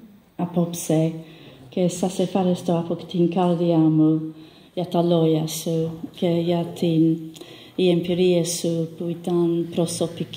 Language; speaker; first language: Greek; non-native, learner; English